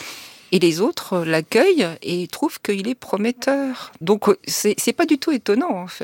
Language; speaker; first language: French; native; French